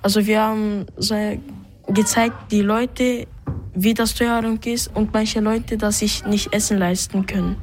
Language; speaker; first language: German; early bilingual, other home language; Turkish